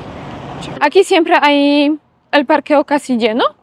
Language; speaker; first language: Spanish; non-native, fluent; Polish